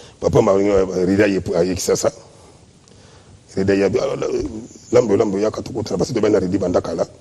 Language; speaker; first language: Lingala; native; Lingala